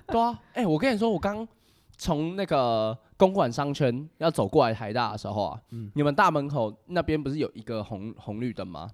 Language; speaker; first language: Chinese; native; Chinese